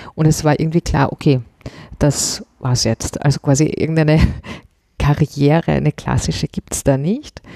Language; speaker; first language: German; native; German